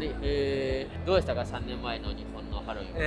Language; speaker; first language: Japanese; non-native, learner; Spanish